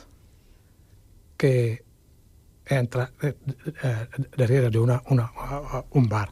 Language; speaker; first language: Catalan; non-native, fluent; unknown